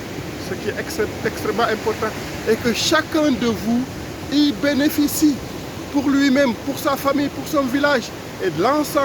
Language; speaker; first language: French; non-native, local second language; Wolof